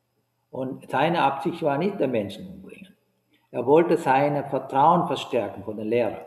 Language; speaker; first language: German; non-native, fluent; Sinhala